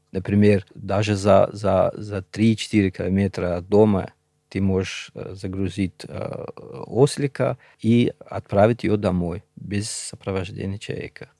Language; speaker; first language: Russian; non-native, local second language; Shughni